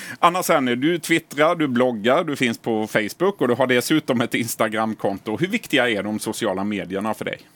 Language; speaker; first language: Swedish; native; Swedish